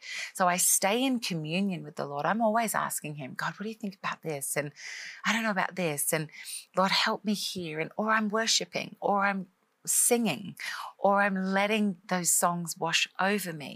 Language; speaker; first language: English; native; English